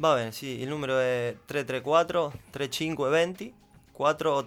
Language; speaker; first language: Italian; non-native, learner; Spanish